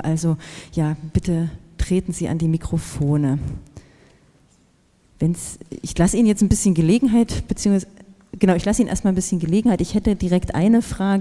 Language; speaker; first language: German; native; German